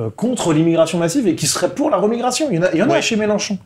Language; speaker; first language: French; native; French